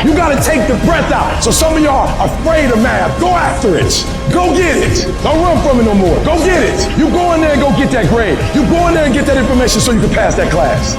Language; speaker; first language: English; native; English